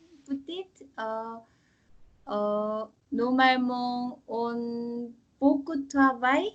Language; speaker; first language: French; non-native, learner; Korean